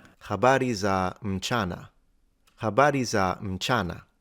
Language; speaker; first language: Swahili; non-native, learner; Italian